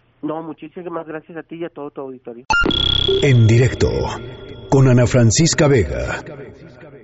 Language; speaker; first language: Spanish; native; Spanish